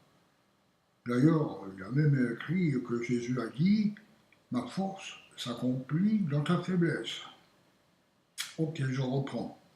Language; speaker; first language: French; native; French